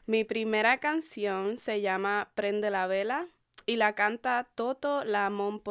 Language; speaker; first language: Spanish; early bilingual, heritage; Spanish